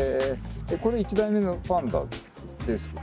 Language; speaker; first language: Japanese; native; Japanese